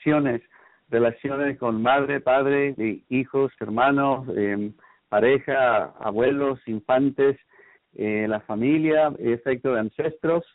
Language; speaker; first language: Spanish; native; Spanish